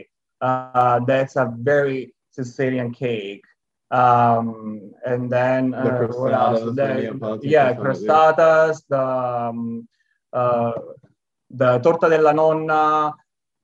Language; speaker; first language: English; non-native, fluent; Italian